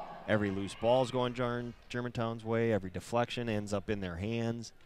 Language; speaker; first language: English; native; English